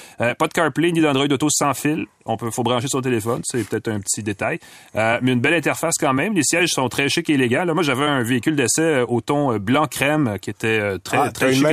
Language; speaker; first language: French; native; French